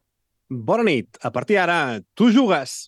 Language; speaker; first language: Catalan; native; Catalan